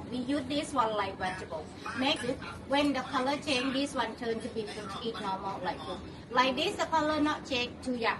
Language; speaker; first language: English; non-native, learner; Thai